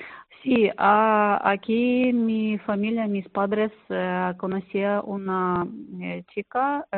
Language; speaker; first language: Spanish; non-native, learner; Ukrainian